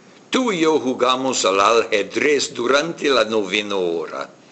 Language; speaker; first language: Spanish; non-native, fluent; English